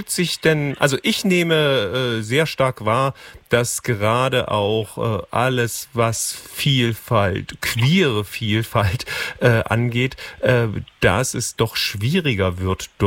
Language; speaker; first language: German; native; German